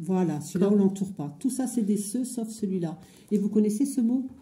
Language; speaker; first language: French; native; French